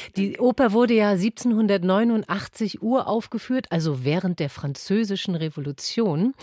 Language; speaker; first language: German; native; German